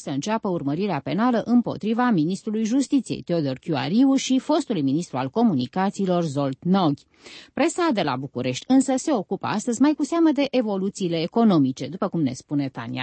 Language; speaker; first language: Romanian; native; Romanian